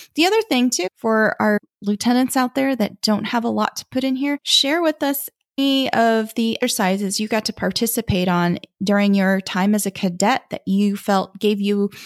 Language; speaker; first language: English; early bilingual, other home language; German